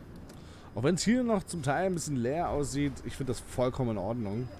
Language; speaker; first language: German; native; German